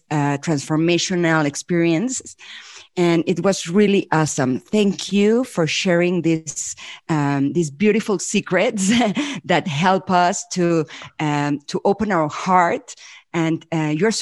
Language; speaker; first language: English; non-native, fluent; Spanish